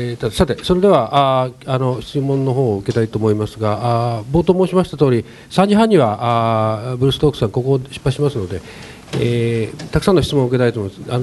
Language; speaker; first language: Japanese; native; Japanese